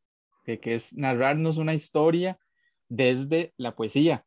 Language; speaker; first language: Spanish; native; Spanish